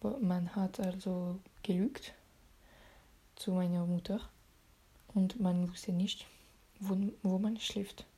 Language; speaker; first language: German; non-native, learner; French